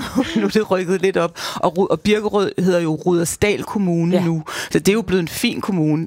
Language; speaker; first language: Danish; native; Danish